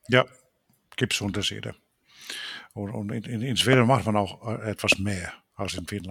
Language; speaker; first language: German; non-native, fluent; Finnish